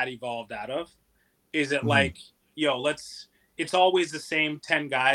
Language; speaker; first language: English; native; English